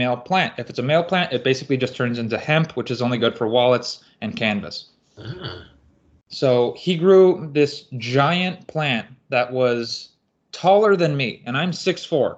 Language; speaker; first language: English; native; English